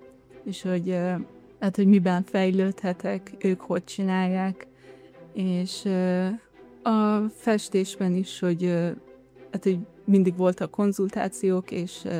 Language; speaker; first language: Hungarian; early bilingual, heritage; Hungarian